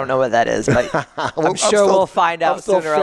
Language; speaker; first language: English; native; English